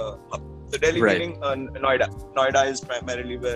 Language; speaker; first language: English; non-native, local second language; Telugu